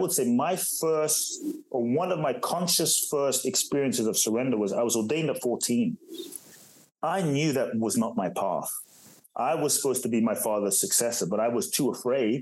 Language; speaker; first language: English; native; English